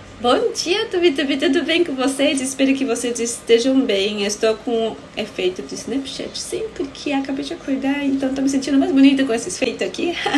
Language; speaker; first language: Portuguese; non-native, fluent; Spanish